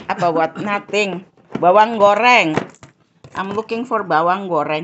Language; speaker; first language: English; non-native, learner; Indonesian